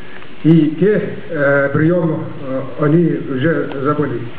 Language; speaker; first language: Polish; non-native, learner; Tuvinian